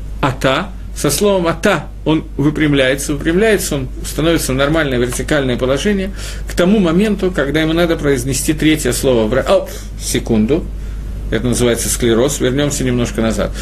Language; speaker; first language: Russian; native; Russian